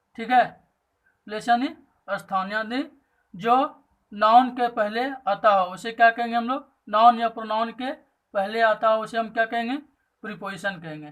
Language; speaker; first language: Hindi; native; Hindi